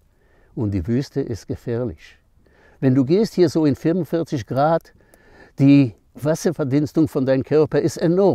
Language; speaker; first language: German; non-native, fluent; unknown